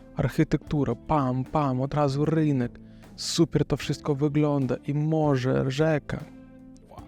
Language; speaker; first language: Polish; non-native, fluent; Russian